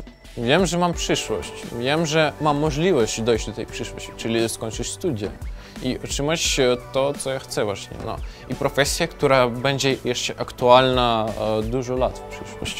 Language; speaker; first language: Polish; non-native, learner; Ukrainian